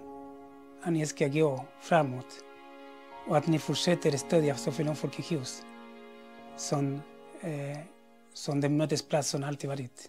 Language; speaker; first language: Swedish; non-native, fluent; Spanish